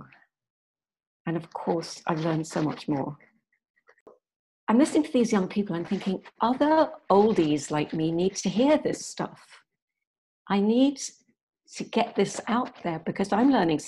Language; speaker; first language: English; native; English